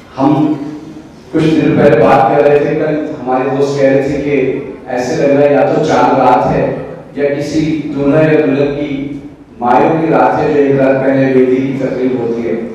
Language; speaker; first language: Urdu; native; Urdu